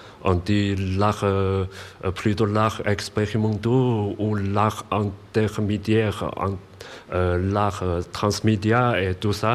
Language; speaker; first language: French; non-native, learner; Chinese